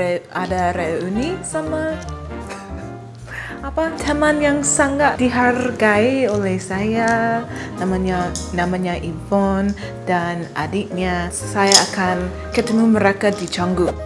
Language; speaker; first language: Indonesian; non-native, learner; English